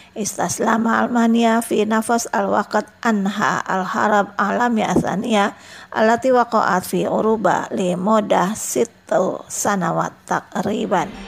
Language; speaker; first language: Arabic; non-native, fluent; Indonesian